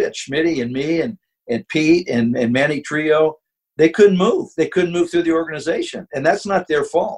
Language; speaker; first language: English; native; English